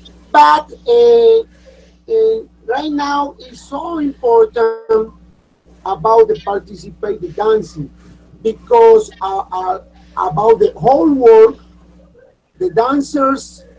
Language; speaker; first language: English; non-native, learner; Spanish